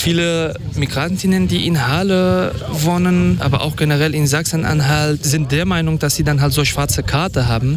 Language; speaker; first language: German; non-native, fluent; Kurdish